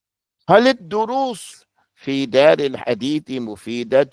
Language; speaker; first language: Arabic; non-native, fluent; English